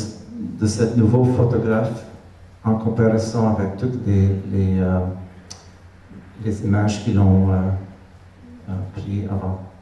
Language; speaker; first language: French; non-native, fluent; Hungarian